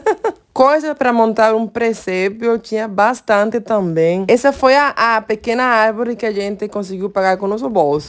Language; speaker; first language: Portuguese; non-native, fluent; Spanish